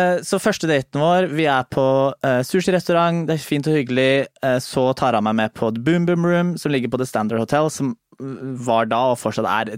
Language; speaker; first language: Norwegian; native; Norwegian